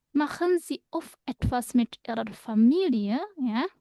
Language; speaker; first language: German; non-native, fluent; Indonesian